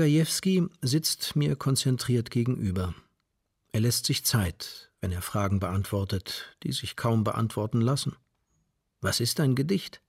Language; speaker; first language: German; native; German